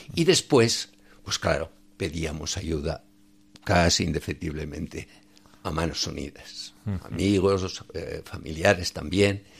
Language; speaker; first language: Spanish; native; Spanish